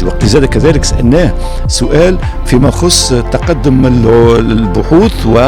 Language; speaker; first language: Arabic; native; Arabic